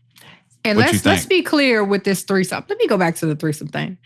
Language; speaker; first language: English; native; English